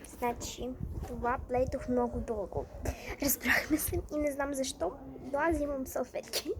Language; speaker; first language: Bulgarian; non-native, fluent; Ukrainian